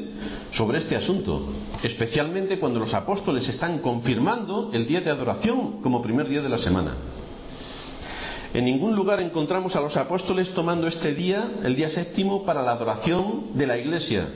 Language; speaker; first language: Spanish; native; Spanish